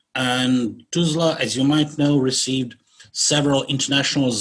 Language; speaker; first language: English; non-native, fluent; Bosnian